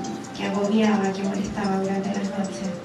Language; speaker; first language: Spanish; native; Spanish